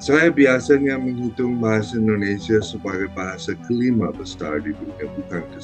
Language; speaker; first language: Indonesian; non-native, fluent; English